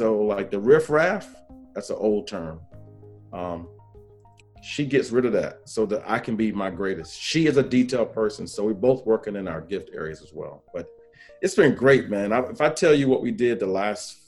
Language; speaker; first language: English; native; English